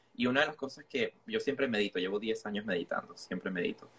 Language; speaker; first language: Spanish; native; Spanish